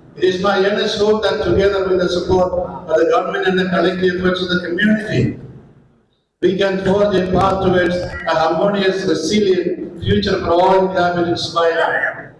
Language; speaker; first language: English; non-native, local second language; Malayalam